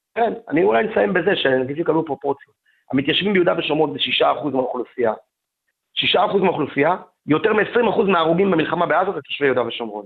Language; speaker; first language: Hebrew; native; Hebrew